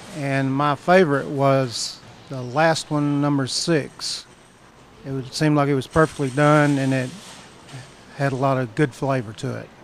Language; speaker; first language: English; native; English